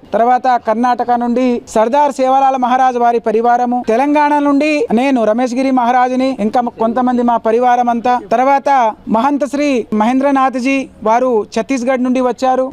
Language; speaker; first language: Telugu; non-native, local second language; Lambadi